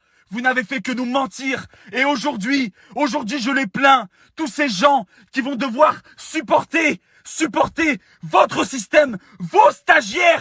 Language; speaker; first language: French; native; French